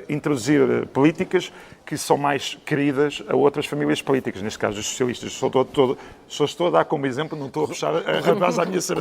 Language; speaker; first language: Portuguese; native; Portuguese